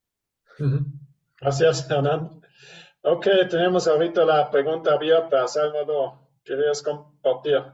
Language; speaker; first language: Spanish; non-native, fluent; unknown